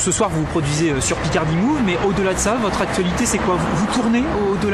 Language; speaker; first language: French; native; French